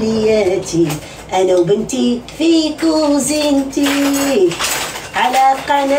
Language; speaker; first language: Arabic; native; Arabic